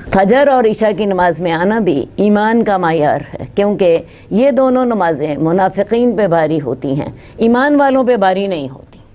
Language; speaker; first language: Urdu; non-native, local second language; Punjabi